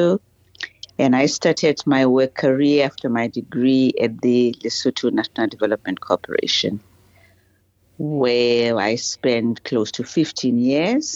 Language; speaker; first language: English; non-native, local second language; Southern Sotho